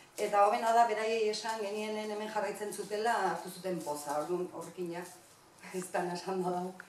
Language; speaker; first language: Basque; native; Basque